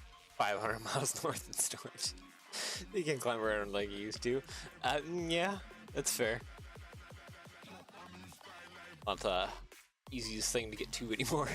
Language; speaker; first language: English; native; English